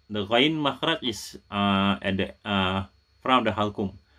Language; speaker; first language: English; non-native, local second language; Malay